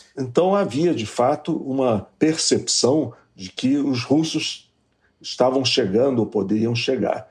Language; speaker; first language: Portuguese; native; Portuguese